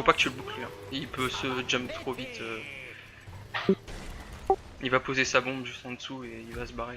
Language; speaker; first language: French; native; French